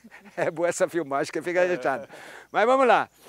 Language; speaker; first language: Portuguese; native; Portuguese